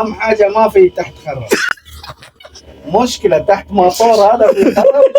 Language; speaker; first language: Arabic; non-native, learner; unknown